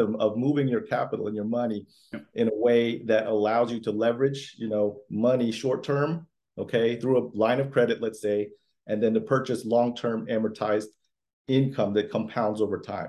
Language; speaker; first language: English; early bilingual, other home language; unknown